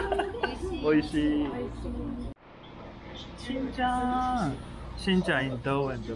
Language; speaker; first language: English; non-native, learner; Japanese